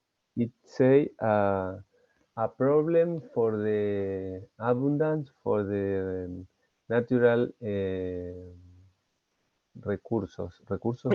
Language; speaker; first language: English; non-native, learner; Spanish